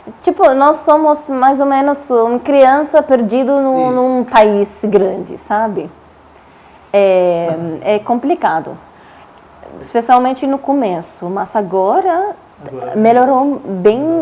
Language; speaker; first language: Portuguese; non-native, fluent; Arabic